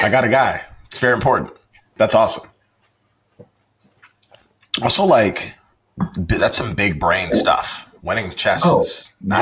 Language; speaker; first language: English; native; English